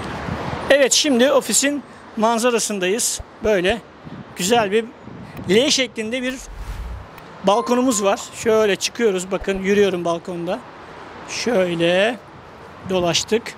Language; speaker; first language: Turkish; native; Turkish